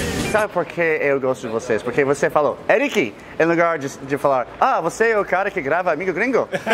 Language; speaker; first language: Portuguese; non-native, fluent; English